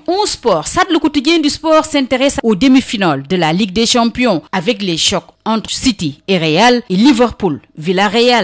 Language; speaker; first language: French; non-native, local second language; Wolof